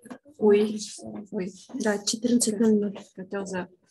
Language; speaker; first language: French; non-native, fluent; Russian